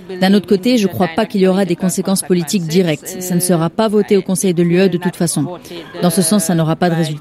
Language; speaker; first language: French; non-native, fluent; Hungarian